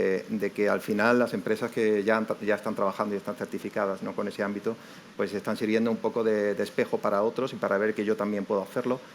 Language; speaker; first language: Spanish; native; Spanish